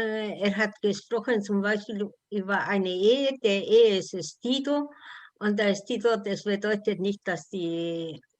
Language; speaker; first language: German; non-native, learner; Spanish